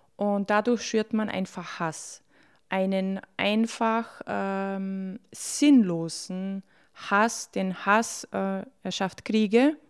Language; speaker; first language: German; early bilingual, other home language; Bosnian